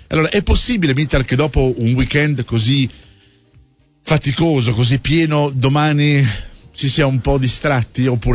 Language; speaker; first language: Italian; native; Italian